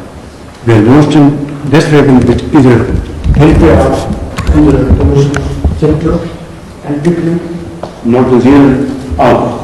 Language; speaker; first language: German; non-native, learner; Punjabi